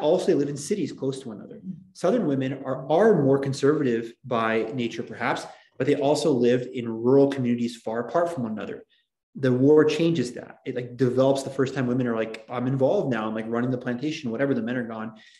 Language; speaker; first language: English; native; English